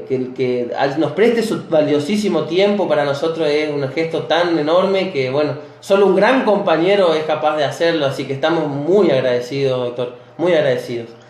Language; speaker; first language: Spanish; native; Spanish